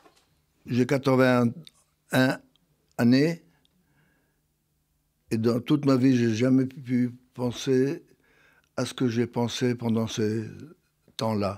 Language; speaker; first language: French; non-native, fluent; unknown